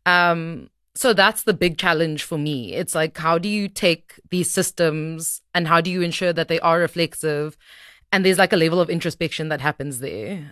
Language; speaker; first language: English; native; English